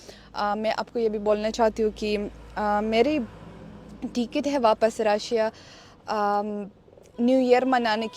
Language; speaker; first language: Hindi; non-native, fluent; Russian